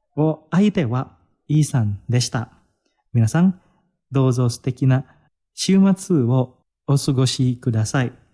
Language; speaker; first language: Japanese; non-native, fluent; Indonesian